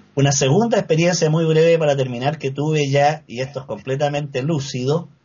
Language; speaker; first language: Spanish; native; Spanish